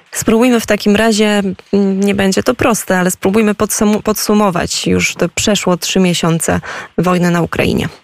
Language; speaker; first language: Polish; native; Polish